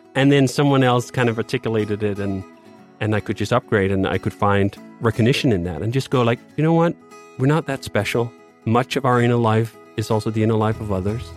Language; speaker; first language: English; non-native, fluent; Danish